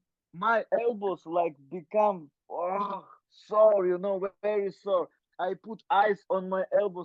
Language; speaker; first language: English; non-native, learner; Russian